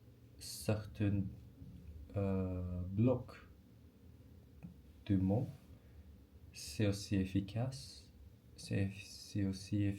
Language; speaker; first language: French; non-native, learner; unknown